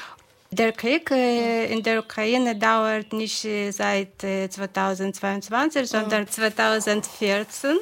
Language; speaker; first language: German; non-native, fluent; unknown